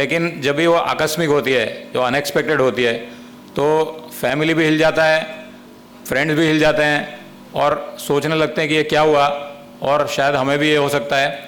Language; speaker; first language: Hindi; non-native, local second language; Gujarati